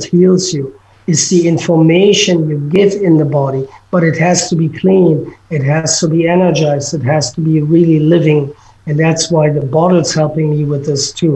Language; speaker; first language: English; non-native, fluent; German